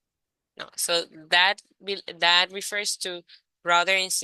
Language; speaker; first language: English; non-native, fluent; Spanish